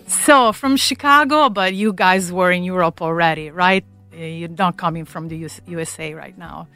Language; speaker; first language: English; non-native, fluent; Italian